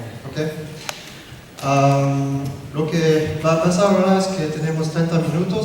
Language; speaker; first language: Spanish; non-native, learner; French